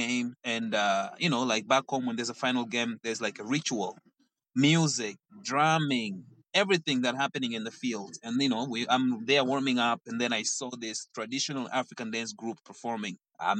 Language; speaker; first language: English; non-native, fluent; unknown